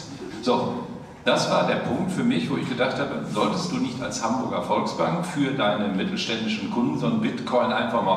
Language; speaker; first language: German; native; German